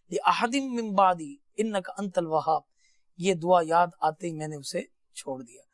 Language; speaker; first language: Urdu; native; Urdu